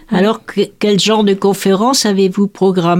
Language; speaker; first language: French; native; French